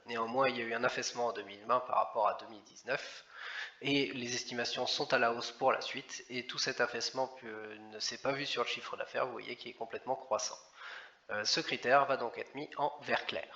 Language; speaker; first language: French; native; French